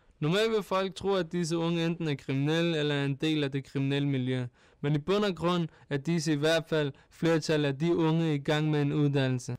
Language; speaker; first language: Danish; early bilingual, other home language; Turkish